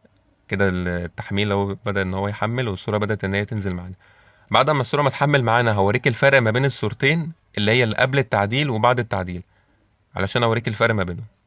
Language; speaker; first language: Arabic; native; Arabic